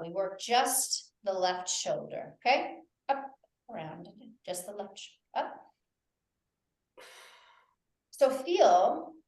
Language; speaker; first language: English; native; English